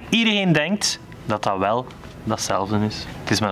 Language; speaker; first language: Dutch; native; Dutch